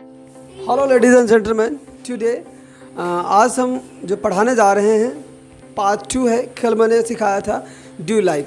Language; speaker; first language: Hindi; native; Hindi